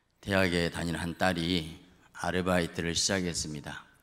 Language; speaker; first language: Korean; native; Korean